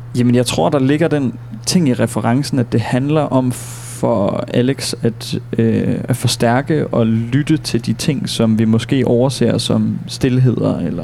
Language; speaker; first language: Danish; native; Danish